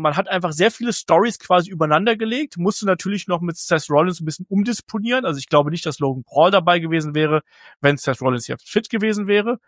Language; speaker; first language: German; native; German